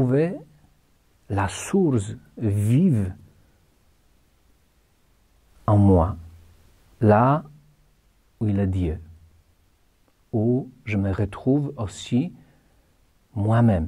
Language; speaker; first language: French; non-native, fluent; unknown